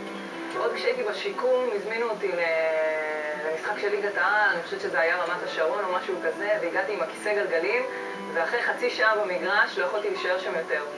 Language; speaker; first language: Hebrew; native; Hebrew